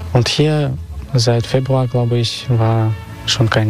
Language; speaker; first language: German; non-native, fluent; Russian